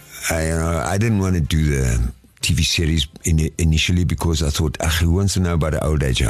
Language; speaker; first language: English; native; English